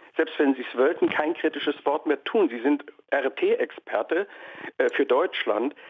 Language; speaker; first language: German; native; German